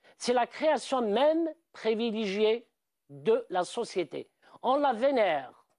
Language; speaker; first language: French; non-native, local second language; Arabic